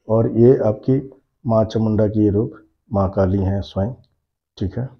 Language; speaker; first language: Hindi; non-native, local second language; Bangla